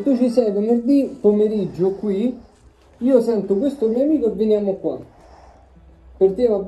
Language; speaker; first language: Italian; native; Italian